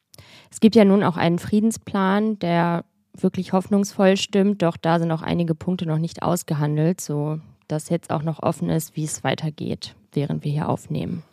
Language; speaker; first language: German; native; German